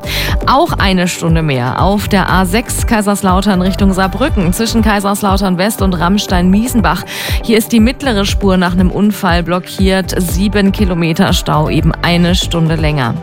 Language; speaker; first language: German; native; German